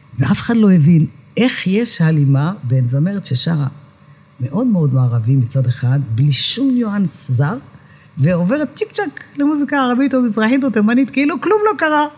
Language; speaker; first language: Hebrew; native; Hebrew